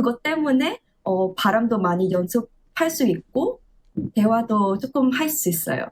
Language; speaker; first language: Korean; non-native, learner; English